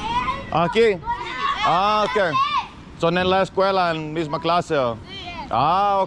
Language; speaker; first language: Spanish; non-native, learner; Finnish